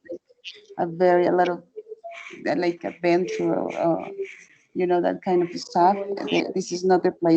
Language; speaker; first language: English; non-native, fluent; Spanish